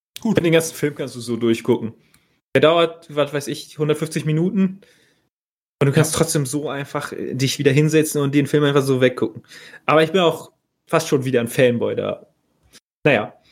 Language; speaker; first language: German; native; German